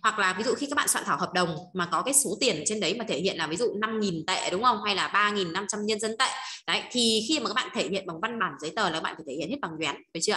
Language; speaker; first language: Vietnamese; native; Vietnamese